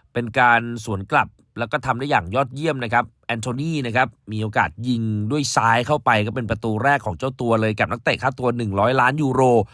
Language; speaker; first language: Thai; native; Thai